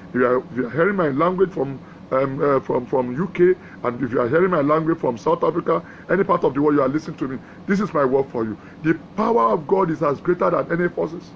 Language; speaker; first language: English; non-native, local second language; Yoruba